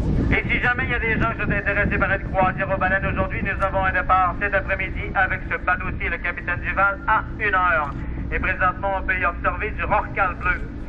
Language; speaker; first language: French; native; French